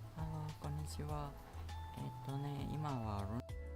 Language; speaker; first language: Japanese; non-native, learner; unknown